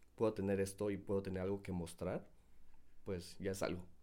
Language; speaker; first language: Spanish; native; Spanish